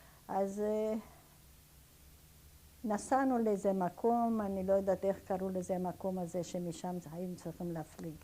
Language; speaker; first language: Hebrew; non-native, fluent; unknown